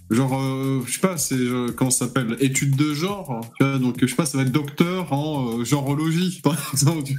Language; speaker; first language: French; native; French